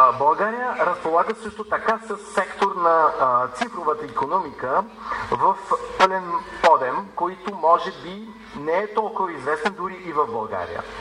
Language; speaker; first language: Bulgarian; non-native, fluent; French